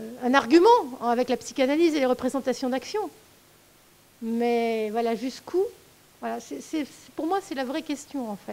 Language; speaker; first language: French; native; French